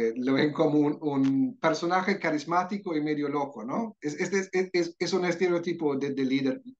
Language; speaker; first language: Spanish; non-native, fluent; Swedish